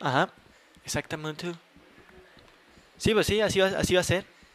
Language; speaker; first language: Spanish; native; Spanish